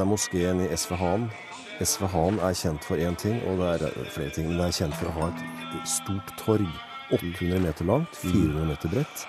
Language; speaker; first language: Norwegian; native; Norwegian